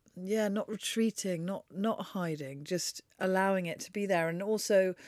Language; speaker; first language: English; native; English